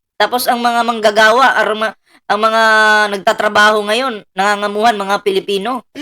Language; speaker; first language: Filipino; native; Filipino